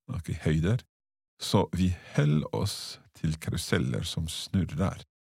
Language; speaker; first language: Swedish; non-native, learner; English